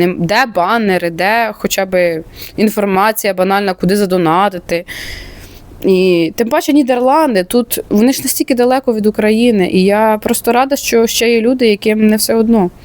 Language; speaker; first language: Ukrainian; non-native, local second language; Russian